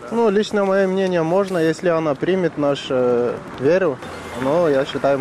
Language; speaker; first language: Russian; non-native, local second language; Tajik